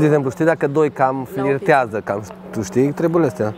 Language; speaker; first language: Romanian; native; Romanian